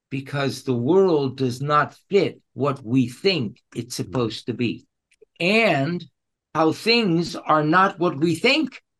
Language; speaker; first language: English; early bilingual, other home language; Spanish